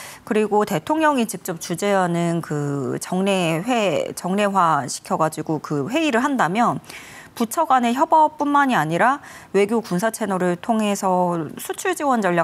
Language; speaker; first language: Korean; native; Korean